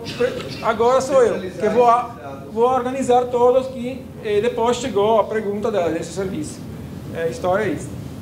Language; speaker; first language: Portuguese; non-native, fluent; Italian